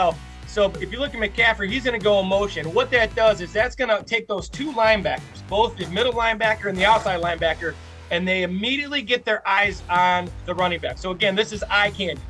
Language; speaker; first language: English; native; English